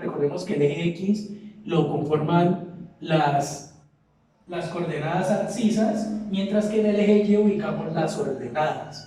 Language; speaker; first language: Spanish; native; Spanish